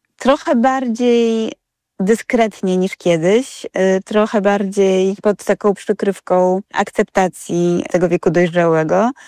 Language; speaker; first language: Polish; native; Polish